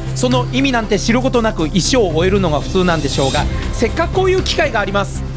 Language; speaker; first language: Japanese; native; Japanese